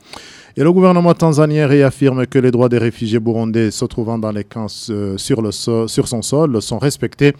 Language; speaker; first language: French; non-native, local second language; Rundi